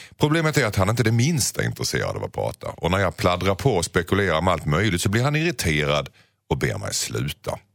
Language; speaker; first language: Swedish; native; Swedish